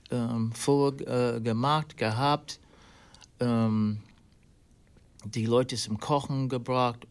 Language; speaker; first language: German; non-native, learner; English